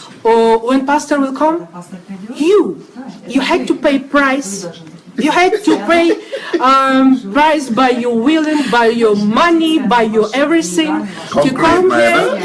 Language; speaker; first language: English; non-native, learner; Russian